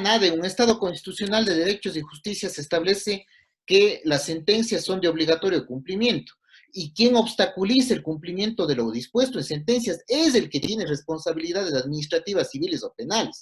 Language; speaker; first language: Spanish; native; Spanish